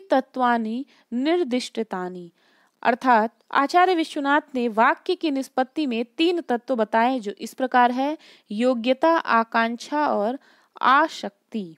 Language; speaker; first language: Hindi; native; Hindi